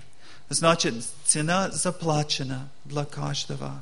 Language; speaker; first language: Russian; non-native, learner; English